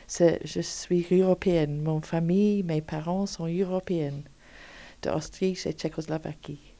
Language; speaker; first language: French; non-native, learner; English